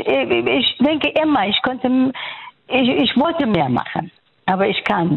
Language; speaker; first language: German; non-native, fluent; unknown